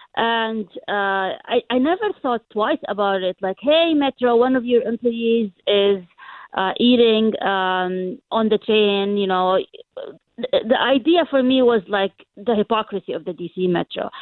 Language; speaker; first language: English; non-native, fluent; Arabic